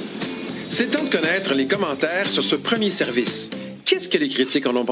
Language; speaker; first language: French; native; French